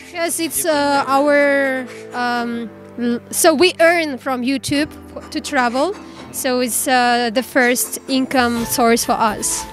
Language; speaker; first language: English; non-native, learner; Kazakh